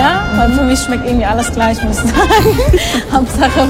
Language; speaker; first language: German; native; German